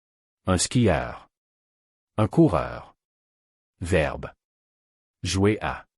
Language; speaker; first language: French; non-native, fluent; Arabic